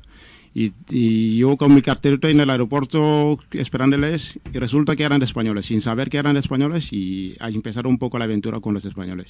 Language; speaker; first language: Spanish; non-native, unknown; Wolof